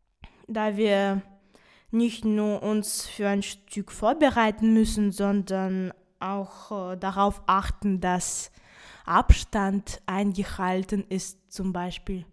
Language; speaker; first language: German; non-native, fluent; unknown